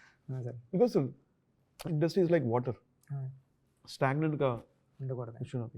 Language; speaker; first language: Telugu; non-native, learner; Tamil